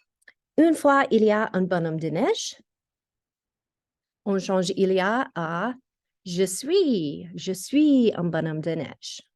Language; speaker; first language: French; non-native, fluent; English